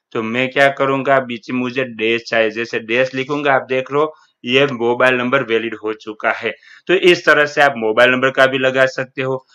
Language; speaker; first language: Hindi; non-native, local second language; Gujarati